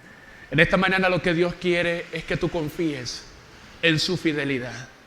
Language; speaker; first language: Spanish; native; Spanish